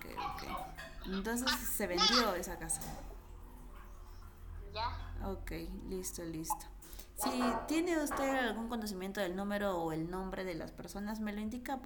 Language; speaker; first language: Spanish; native; Spanish